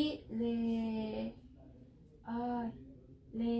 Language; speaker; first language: French; non-native, learner; Spanish